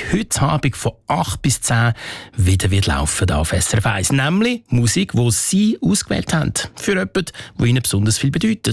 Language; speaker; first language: German; native; German